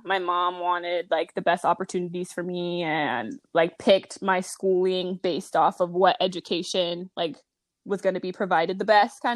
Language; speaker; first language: English; native; English